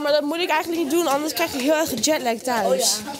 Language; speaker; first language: Dutch; early bilingual, heritage; Dutch